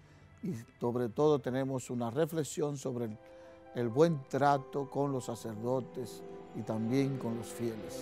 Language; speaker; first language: Spanish; native; Spanish